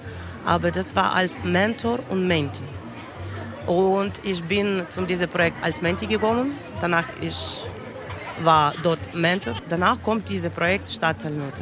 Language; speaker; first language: German; non-native, learner; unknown